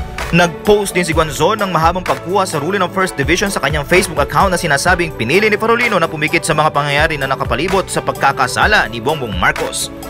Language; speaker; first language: Filipino; native; Filipino